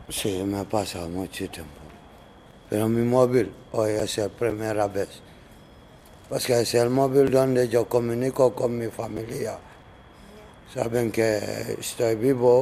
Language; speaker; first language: Spanish; non-native, learner; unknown